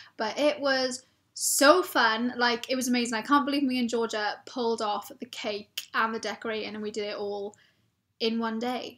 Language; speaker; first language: English; native; English